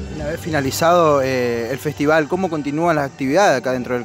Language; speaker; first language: Spanish; native; Spanish